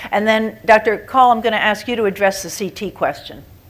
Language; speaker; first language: English; native; English